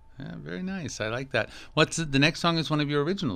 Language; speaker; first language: English; native; English